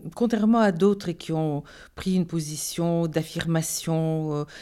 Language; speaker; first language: French; non-native, fluent; Bulgarian